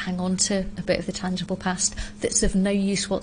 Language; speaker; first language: English; native; English